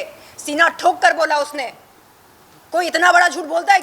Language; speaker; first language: Hindi; native; Hindi